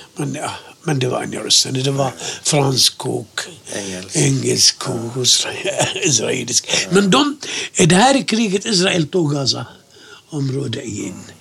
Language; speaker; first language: Swedish; non-native, fluent; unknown